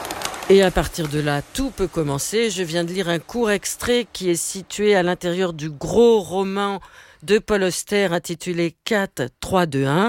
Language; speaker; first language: French; native; French